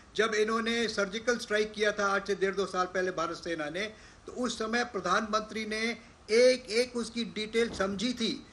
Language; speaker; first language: Hindi; native; Hindi